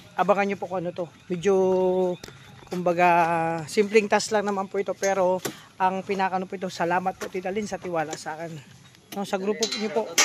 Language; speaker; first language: Filipino; non-native, local second language; Bikol